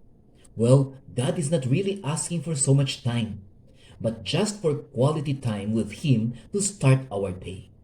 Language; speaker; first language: English; non-native, local second language; Hiligaynon